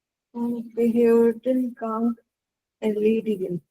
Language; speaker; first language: German; non-native, learner; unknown